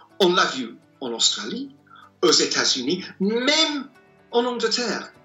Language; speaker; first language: French; non-native, fluent; English